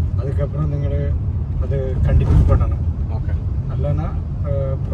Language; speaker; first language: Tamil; non-native, learner; Malayalam